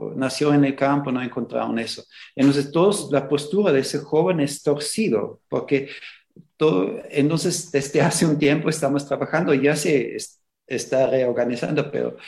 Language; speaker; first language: Spanish; non-native, fluent; German